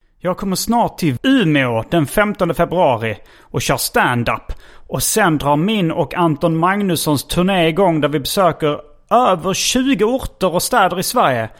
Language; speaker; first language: Swedish; native; Swedish